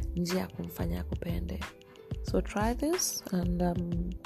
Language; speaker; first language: English; non-native, local second language; Swahili